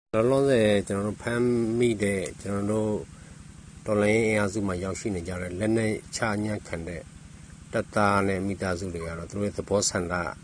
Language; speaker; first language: Burmese; non-native, local second language; S'gaw Karen